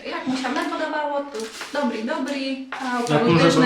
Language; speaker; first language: Polish; non-native, local second language; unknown